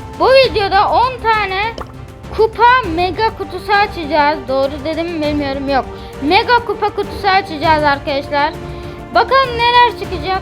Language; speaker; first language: Turkish; native; Turkish